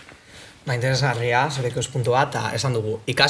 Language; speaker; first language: Basque; native; Basque